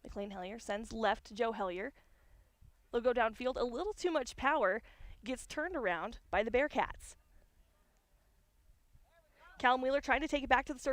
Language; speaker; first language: English; native; English